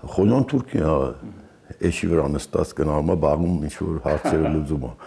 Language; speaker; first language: Armenian; early bilingual, heritage; Arabic